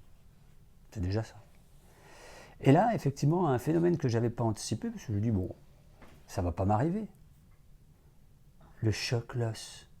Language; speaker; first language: French; native; French